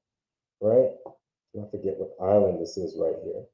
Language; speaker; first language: English; native; English